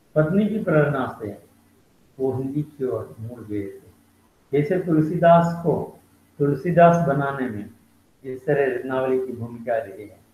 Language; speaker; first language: Hindi; non-native, local second language; Malayalam